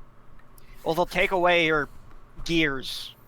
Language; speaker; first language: English; native; English